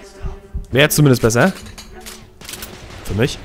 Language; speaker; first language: German; native; German